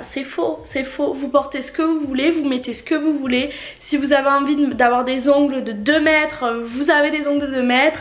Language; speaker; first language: French; native; French